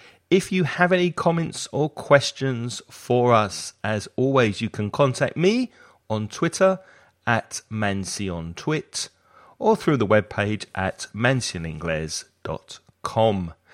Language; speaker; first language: English; native; English